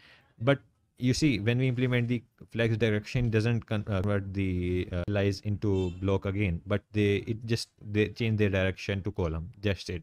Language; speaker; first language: English; non-native, local second language; Urdu